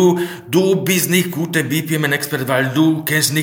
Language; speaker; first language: German; non-native, fluent; Slovak